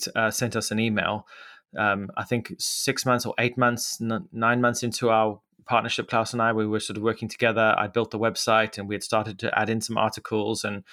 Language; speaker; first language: English; native; English